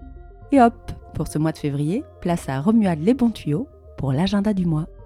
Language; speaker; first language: French; native; French